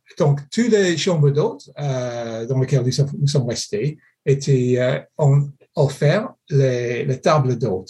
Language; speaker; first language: French; non-native, fluent; English